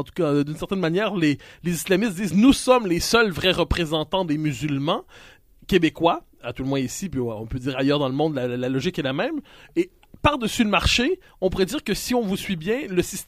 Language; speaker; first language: French; native; French